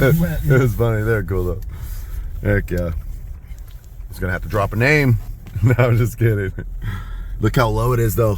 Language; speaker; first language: English; native; English